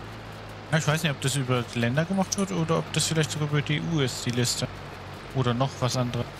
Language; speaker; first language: German; native; German